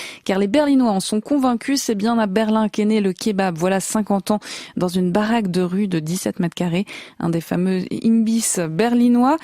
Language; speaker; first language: French; native; French